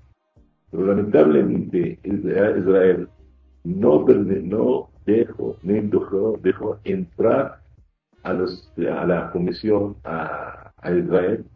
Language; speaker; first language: Spanish; non-native, fluent; Arabic